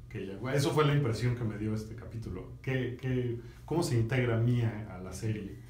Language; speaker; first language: Spanish; native; Spanish